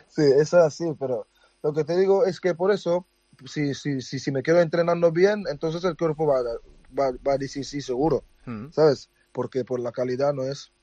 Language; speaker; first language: Spanish; non-native, fluent; Dutch